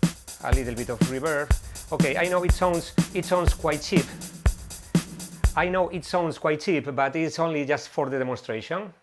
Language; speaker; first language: English; non-native, fluent; Spanish